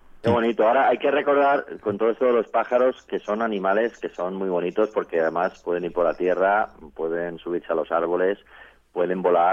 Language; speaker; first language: Spanish; native; Spanish